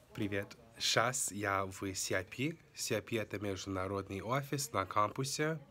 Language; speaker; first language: Russian; non-native, learner; English